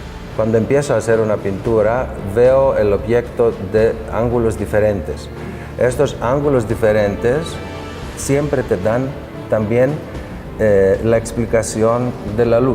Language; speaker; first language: Spanish; non-native, fluent; Greek